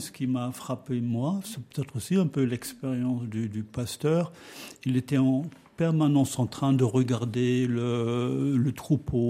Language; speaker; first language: French; native; French